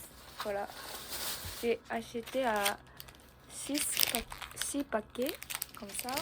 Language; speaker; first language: French; non-native, learner; Japanese